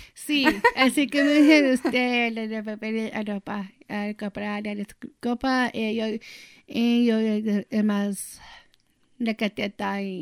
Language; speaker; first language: Spanish; early bilingual, heritage; Spanish